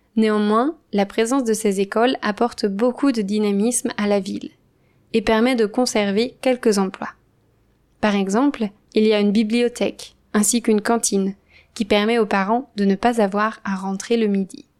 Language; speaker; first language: French; native; French